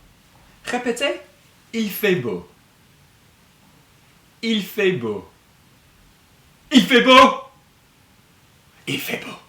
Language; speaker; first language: French; non-native, fluent; English